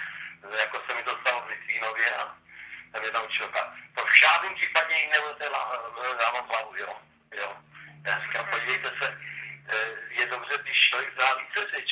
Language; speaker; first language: Czech; non-native, local second language; Romany